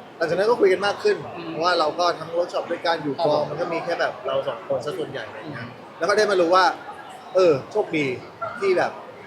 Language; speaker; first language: Thai; native; Thai